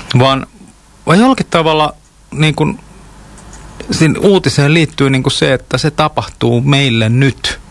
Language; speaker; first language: Finnish; native; Finnish